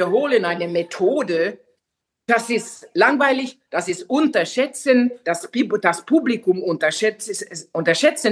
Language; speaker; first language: German; non-native, fluent; Finnish